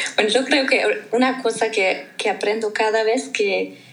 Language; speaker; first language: Spanish; non-native, fluent; German